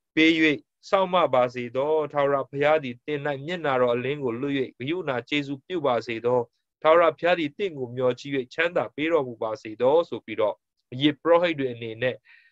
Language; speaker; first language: Burmese; non-native, local second language; Tedim Chin